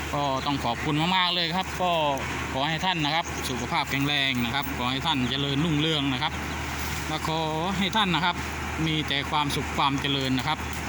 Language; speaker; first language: Thai; non-native, local second language; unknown